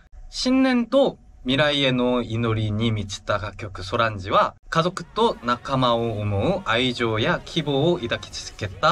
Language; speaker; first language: Japanese; non-native, fluent; Korean